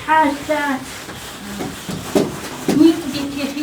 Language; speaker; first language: Russian; non-native, local second language; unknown